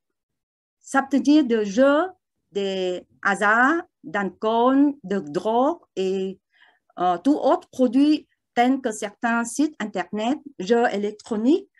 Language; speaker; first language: French; non-native, learner; Vietnamese